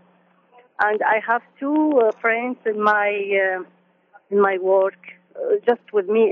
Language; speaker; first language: English; non-native, learner; Arabic